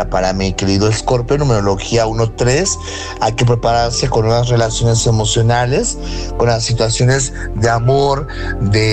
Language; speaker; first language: Spanish; native; Spanish